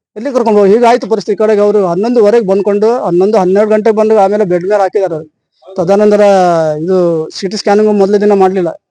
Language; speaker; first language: Kannada; non-native, local second language; Konkani